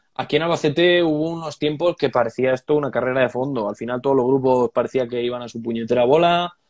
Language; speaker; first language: Spanish; native; Spanish